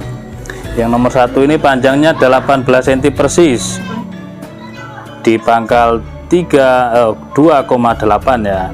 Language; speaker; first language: Indonesian; native; Indonesian